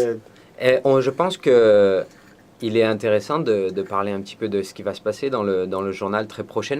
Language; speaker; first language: French; native; French